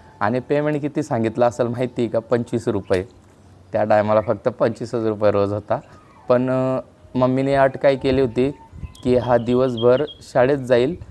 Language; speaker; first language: Marathi; non-native, local second language; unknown